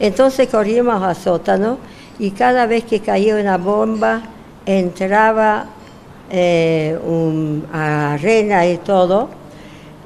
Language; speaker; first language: Spanish; non-native, fluent; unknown